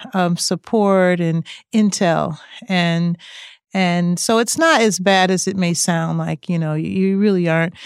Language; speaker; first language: English; native; English